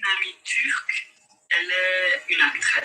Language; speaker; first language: French; non-native, learner; Turkish